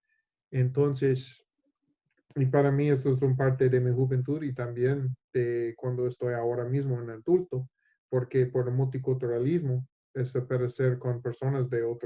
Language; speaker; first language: Spanish; non-native, learner; English